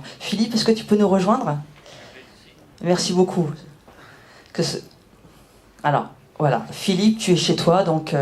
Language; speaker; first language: French; native; French